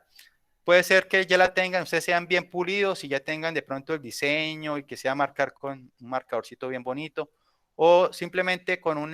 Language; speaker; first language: Spanish; native; Spanish